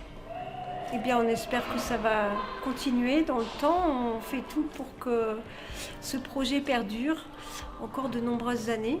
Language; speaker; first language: French; native; French